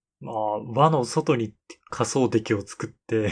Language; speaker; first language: Japanese; native; Japanese